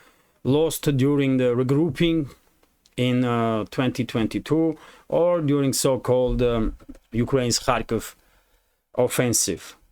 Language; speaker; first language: English; non-native, fluent; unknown